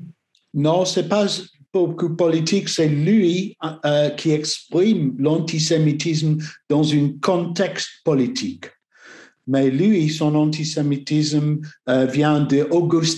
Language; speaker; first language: French; non-native, learner; English